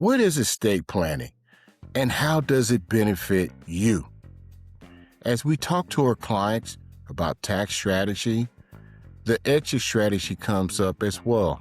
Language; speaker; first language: English; native; English